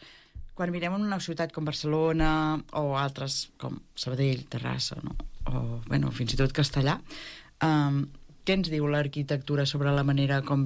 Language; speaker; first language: Catalan; native; Catalan